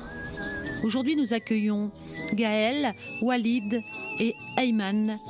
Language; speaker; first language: French; native; French